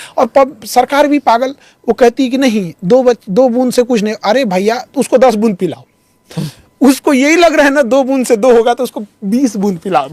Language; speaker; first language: Hindi; native; Hindi